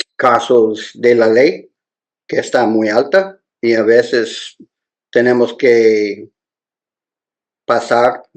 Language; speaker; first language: Spanish; non-native, learner; English